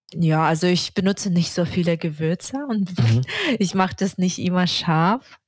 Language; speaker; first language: German; non-native, fluent; Russian